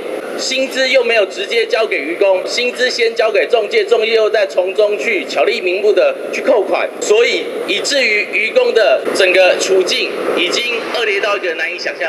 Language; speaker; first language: Chinese; native; Chinese